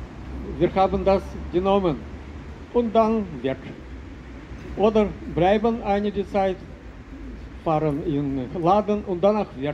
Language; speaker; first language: German; non-native, learner; Russian